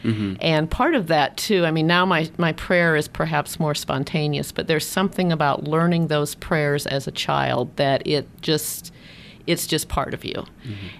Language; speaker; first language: English; native; English